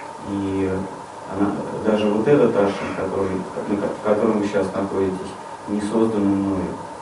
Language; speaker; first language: Russian; native; Russian